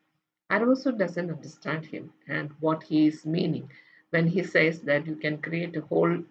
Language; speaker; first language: English; non-native, local second language; Malayalam